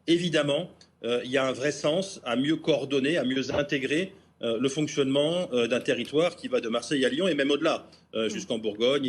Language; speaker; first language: French; native; French